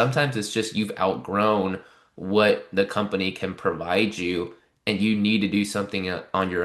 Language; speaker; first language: English; native; English